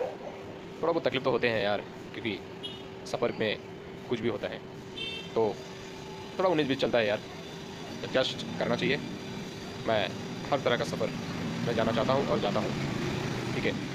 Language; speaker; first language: Hindi; non-native, local second language; Bangla